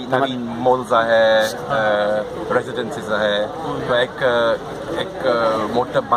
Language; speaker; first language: Marathi; non-native, learner; English